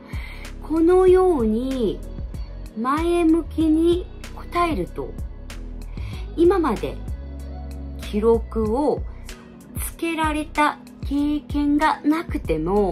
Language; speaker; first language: Japanese; non-native, fluent; Korean